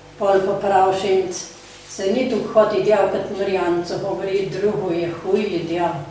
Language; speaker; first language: Slovenian; native; Slovenian